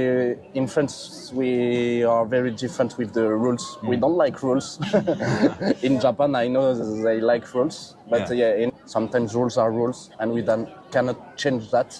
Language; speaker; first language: English; non-native, fluent; French